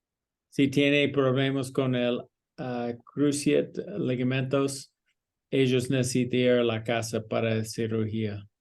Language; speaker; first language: Spanish; non-native, learner; English